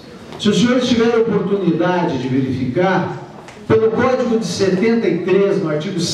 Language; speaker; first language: Portuguese; native; Portuguese